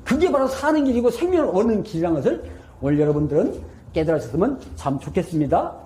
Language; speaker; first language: Korean; native; Korean